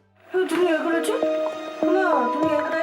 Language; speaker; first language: Korean; native; Korean